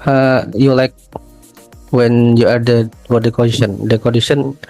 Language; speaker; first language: English; non-native, learner; Indonesian